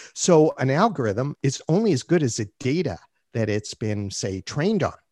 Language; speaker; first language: English; native; English